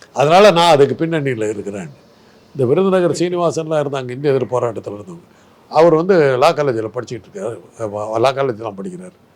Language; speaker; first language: Tamil; non-native, local second language; Telugu